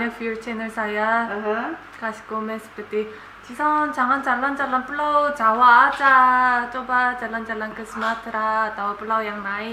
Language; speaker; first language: Indonesian; non-native, learner; Korean